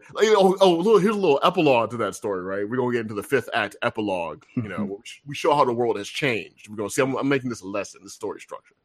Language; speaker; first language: English; native; English